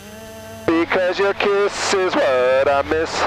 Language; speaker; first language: English; native; English